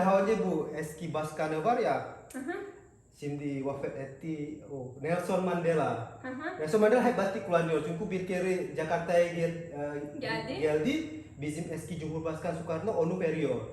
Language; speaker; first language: Turkish; non-native, learner; Indonesian